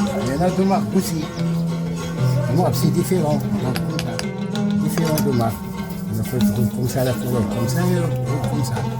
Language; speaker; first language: French; non-native, learner; Arabic